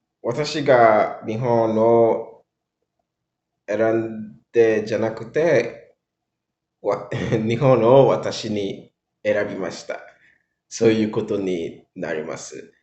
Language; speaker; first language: Japanese; non-native, learner; English